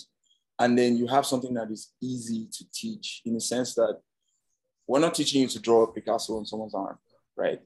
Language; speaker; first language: English; non-native, local second language; Yoruba